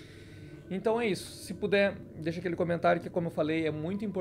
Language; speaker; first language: Portuguese; native; Portuguese